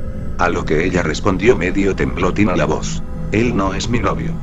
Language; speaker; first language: Spanish; native; Spanish